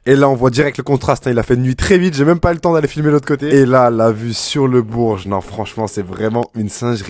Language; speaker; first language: French; native; French